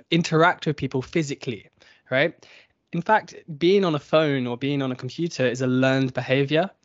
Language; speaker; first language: English; native; English